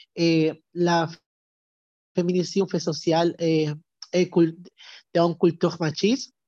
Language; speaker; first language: French; non-native, learner; Spanish